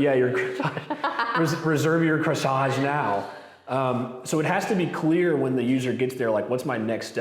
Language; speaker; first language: English; native; English